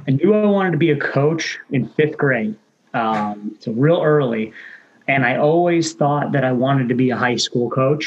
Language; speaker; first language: English; native; English